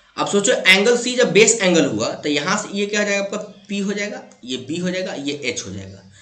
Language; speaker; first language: Hindi; native; Hindi